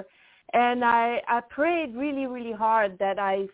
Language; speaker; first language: English; non-native, fluent; French